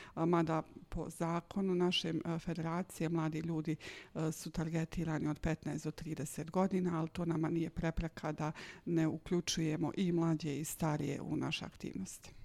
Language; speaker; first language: Croatian; native; Croatian